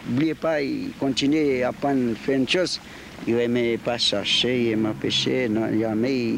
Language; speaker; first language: French; non-native, local second language; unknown